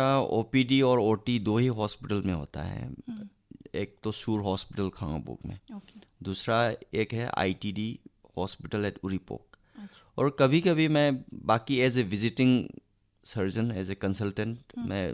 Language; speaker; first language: Hindi; non-native, local second language; Manipuri